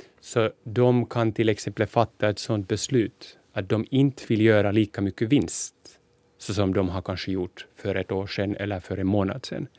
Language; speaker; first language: Swedish; non-native, local second language; Finnish